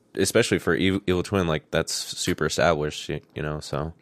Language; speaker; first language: English; native; English